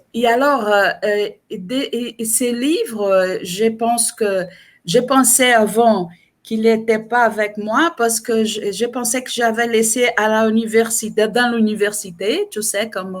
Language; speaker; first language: French; non-native, fluent; Portuguese